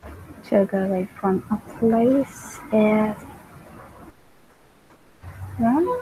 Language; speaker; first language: English; non-native, learner; Spanish